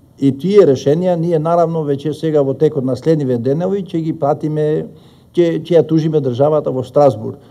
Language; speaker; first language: Macedonian; non-native, local second language; Albanian